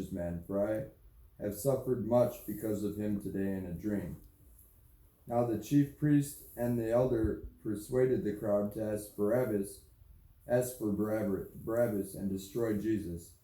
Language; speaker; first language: English; native; English